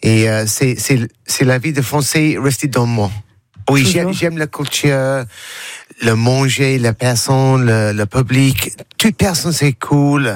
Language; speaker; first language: French; non-native, learner; English